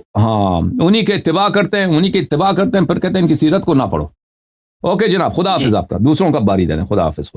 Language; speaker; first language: Urdu; non-native, fluent; Persian